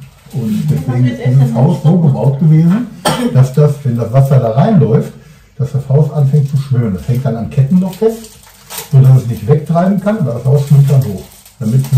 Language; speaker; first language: German; native; German